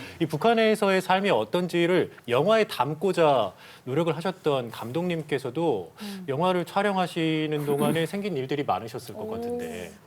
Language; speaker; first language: Korean; native; Korean